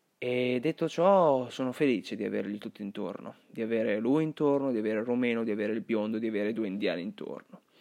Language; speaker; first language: Italian; early bilingual, other home language; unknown